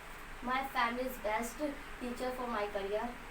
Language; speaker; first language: English; non-native, learner; Hindi